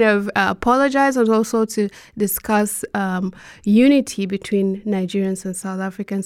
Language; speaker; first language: English; non-native, local second language; Hausa